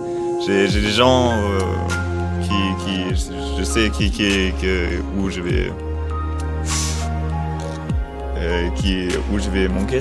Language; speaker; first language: French; non-native, learner; German